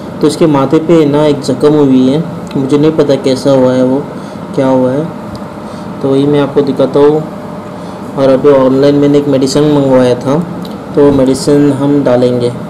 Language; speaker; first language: Hindi; non-native, local second language; Marathi